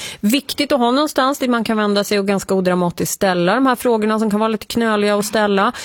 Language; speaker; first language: Swedish; native; Swedish